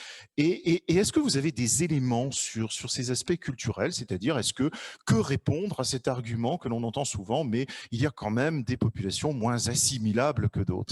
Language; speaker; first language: French; native; French